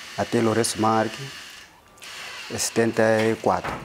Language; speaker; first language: Portuguese; non-native, local second language; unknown